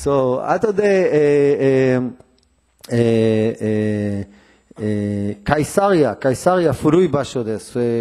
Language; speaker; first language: Japanese; non-native, learner; Hebrew